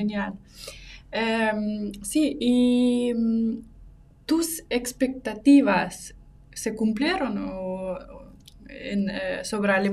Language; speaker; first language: Spanish; non-native, fluent; Russian